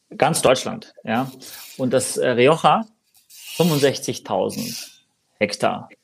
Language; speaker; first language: German; native; German